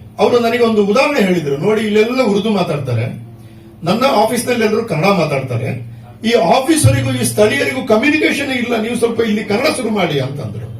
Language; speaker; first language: Kannada; non-native, local second language; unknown